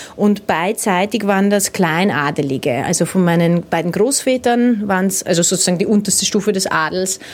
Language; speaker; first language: German; early bilingual, other home language; Hungarian